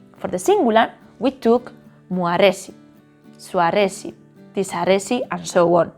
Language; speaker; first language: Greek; non-native, learner; Spanish